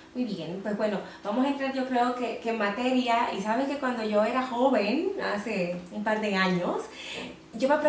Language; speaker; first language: Spanish; native; Spanish